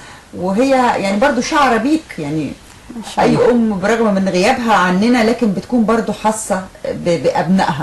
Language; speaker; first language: Arabic; native; Arabic